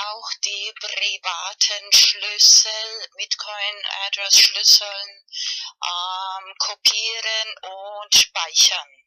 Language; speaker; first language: German; non-native, learner; Spanish